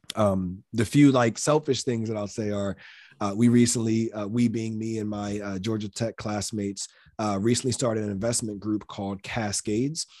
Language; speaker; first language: English; native; English